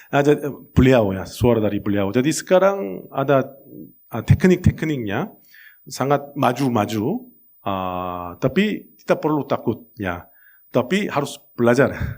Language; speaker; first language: Indonesian; non-native, fluent; Korean